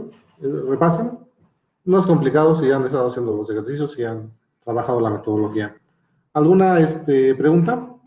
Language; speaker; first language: Spanish; native; Spanish